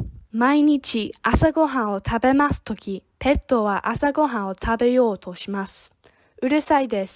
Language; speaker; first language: Japanese; non-native, learner; English